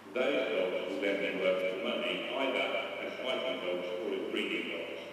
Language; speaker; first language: English; native; English